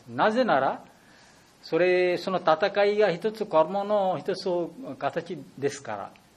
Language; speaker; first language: Japanese; non-native, learner; Bangla